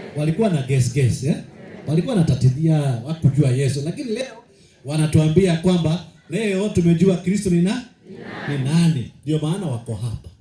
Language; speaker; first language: Swahili; non-native, local second language; Kikuyu